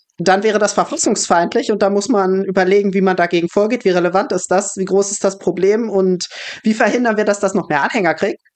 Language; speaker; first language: German; native; German